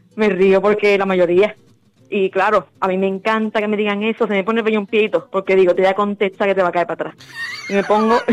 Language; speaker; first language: Spanish; native; Spanish